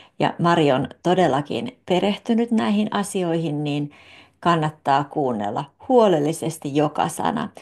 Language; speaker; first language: Finnish; native; Finnish